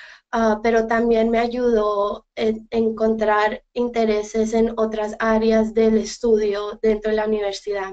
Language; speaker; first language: Spanish; early bilingual, heritage; Spanish